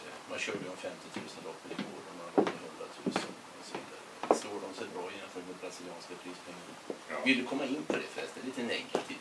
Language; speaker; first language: Swedish; native; Swedish